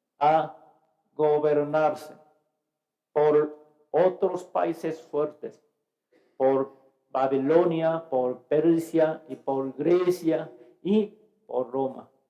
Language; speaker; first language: Spanish; non-native, fluent; Korean